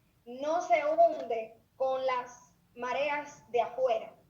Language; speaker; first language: Spanish; native; Spanish